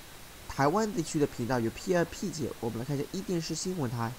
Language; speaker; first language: Chinese; native; Chinese